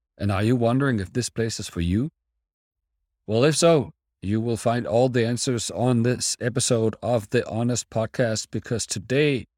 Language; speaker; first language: English; non-native, fluent; Danish